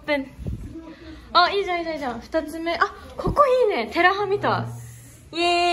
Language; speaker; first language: Japanese; native; Japanese